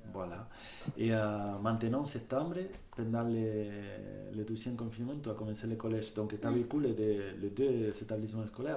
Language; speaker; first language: French; non-native, fluent; Spanish